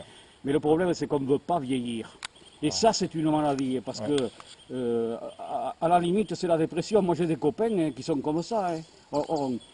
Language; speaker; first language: French; native; French